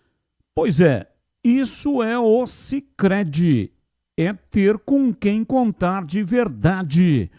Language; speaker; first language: Portuguese; native; Portuguese